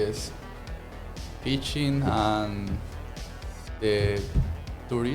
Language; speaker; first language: English; non-native, learner; Spanish